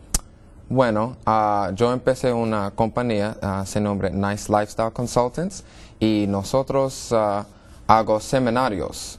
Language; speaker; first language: Spanish; non-native, learner; English